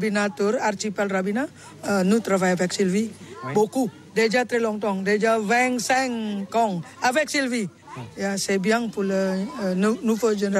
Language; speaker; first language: French; non-native, learner; Balinese